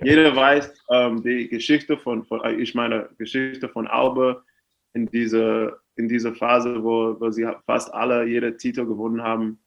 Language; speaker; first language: German; non-native, fluent; English